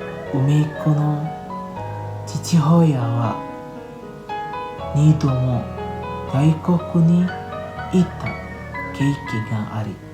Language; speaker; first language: Japanese; non-native, learner; Indonesian